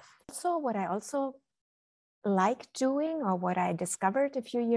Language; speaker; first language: English; non-native, fluent; German